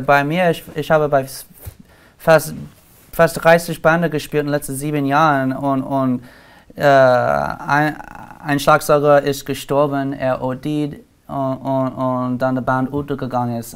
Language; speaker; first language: German; non-native, learner; English